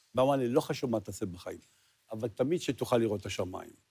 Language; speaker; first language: Hebrew; native; Hebrew